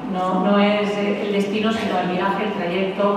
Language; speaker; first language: Spanish; native; Spanish